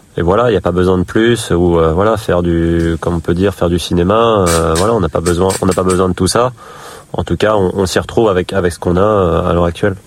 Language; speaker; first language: French; native; French